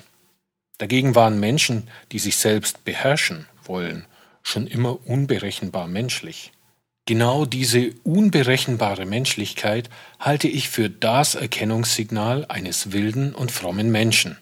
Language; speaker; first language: German; native; German